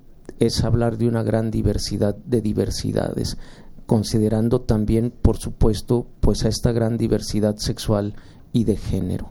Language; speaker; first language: Spanish; native; Spanish